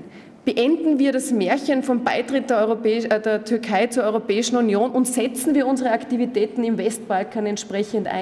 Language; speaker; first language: German; native; German